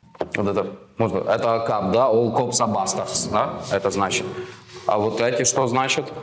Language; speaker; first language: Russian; non-native, local second language; Ukrainian